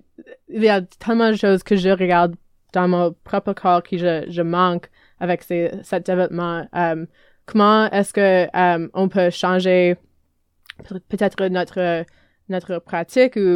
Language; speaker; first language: French; non-native, learner; English